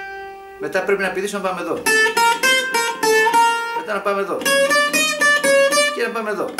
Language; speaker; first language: Greek; native; Greek